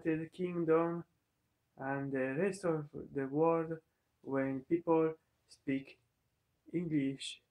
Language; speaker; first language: English; non-native, learner; Italian